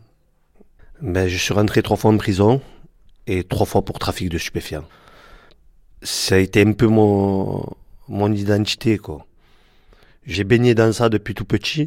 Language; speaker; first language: French; native; French